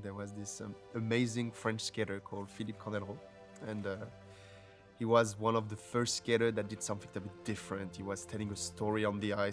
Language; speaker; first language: English; non-native, fluent; French